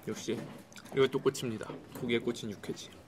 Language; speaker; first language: Korean; native; Korean